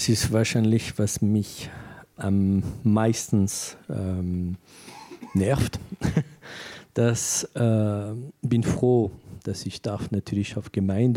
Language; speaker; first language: German; non-native, fluent; French